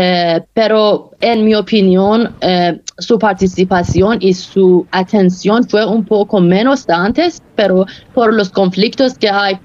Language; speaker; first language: Spanish; non-native, fluent; Persian